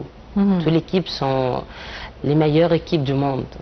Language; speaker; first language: French; non-native, learner; Arabic